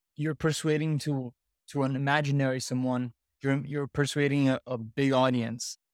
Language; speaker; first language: English; non-native, fluent; Portuguese